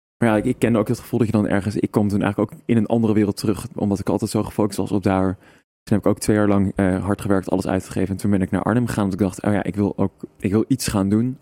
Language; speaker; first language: Dutch; native; Dutch